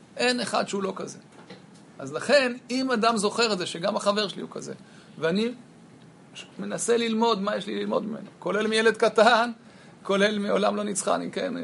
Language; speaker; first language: Hebrew; native; Hebrew